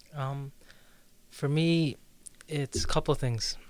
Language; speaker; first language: English; native; English